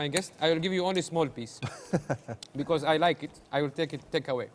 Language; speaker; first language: English; non-native, learner; Arabic